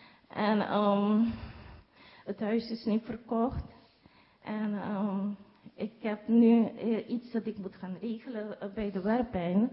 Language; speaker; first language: Dutch; non-native, learner; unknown